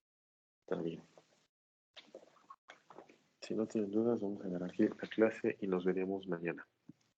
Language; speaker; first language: Spanish; native; Spanish